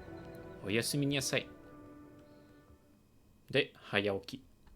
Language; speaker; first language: Japanese; non-native, learner; English